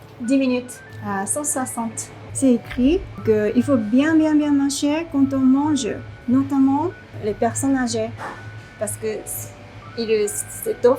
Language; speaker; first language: French; non-native, learner; Japanese